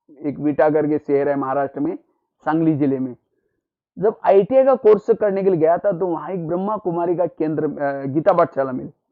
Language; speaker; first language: Hindi; non-native, local second language; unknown